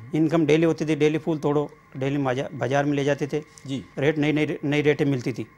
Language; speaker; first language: Hindi; native; Hindi